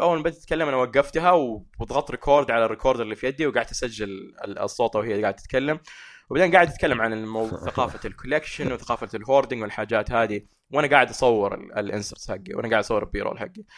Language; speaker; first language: Arabic; early bilingual, heritage; Arabic